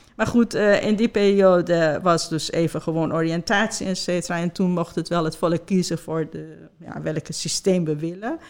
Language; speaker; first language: Dutch; non-native, fluent; Persian